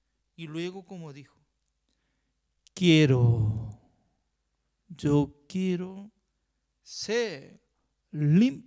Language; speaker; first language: Spanish; non-native, fluent; Korean